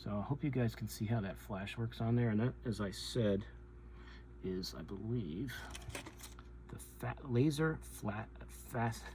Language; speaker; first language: English; native; English